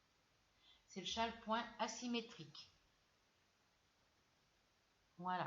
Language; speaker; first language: French; native; French